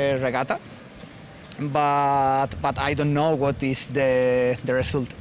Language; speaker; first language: English; non-native, learner; Spanish